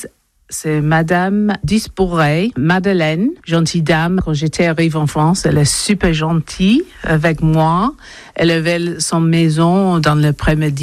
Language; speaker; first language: French; non-native, learner; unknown